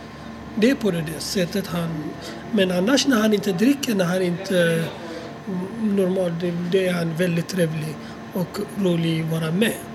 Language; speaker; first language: Swedish; non-native, fluent; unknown